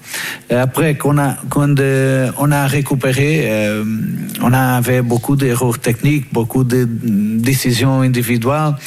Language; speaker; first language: French; non-native, learner; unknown